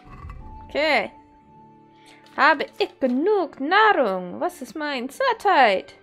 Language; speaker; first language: German; non-native, learner; Dutch